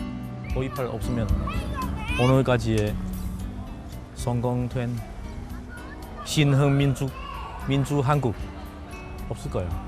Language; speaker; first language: Korean; non-native, fluent; Chinese